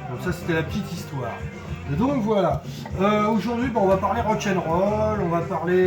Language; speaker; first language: French; native; French